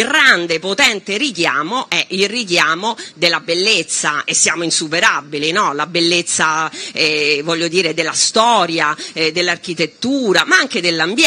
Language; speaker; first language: Italian; native; Italian